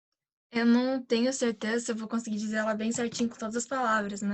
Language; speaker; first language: Portuguese; native; Portuguese